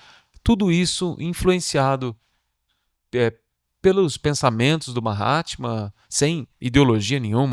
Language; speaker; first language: Portuguese; native; Portuguese